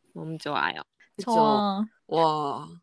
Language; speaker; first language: Korean; non-native, fluent; Japanese